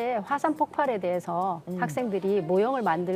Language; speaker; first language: Korean; native; Korean